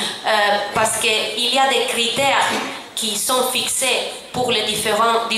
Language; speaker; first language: French; non-native, fluent; Italian